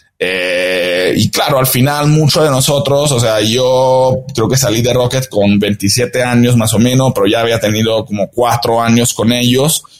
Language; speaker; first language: Spanish; non-native, fluent; Italian